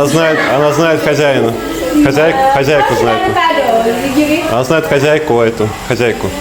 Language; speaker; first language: Russian; native; Russian